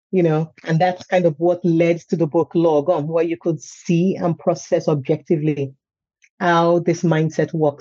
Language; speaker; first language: English; non-native, local second language; Yoruba